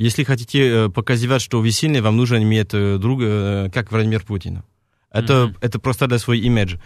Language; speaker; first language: Russian; non-native, fluent; French